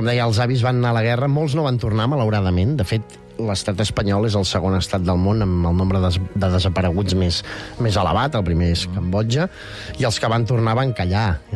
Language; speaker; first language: Catalan; native; Catalan